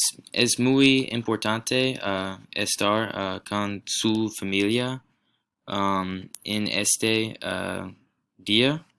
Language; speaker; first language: Spanish; non-native, learner; English